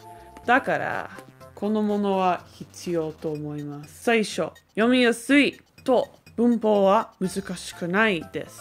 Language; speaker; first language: Japanese; non-native, learner; English